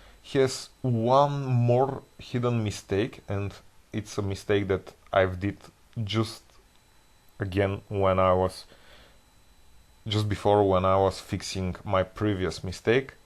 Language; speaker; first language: English; non-native, fluent; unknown